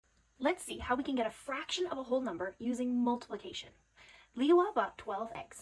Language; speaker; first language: English; native; English